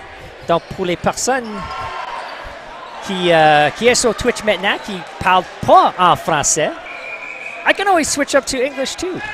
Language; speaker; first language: French; non-native, local second language; English